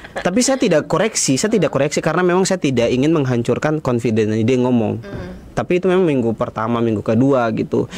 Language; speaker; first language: Indonesian; native; Indonesian